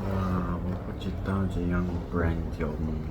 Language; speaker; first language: Chinese; non-native, learner; Mongolian